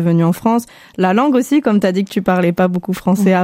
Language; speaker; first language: French; native; French